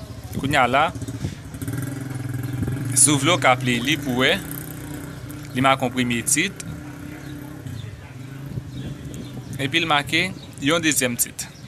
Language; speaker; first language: French; non-native, local second language; Haitian Creole